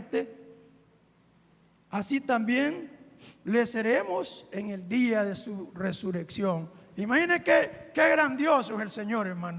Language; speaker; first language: Spanish; native; Spanish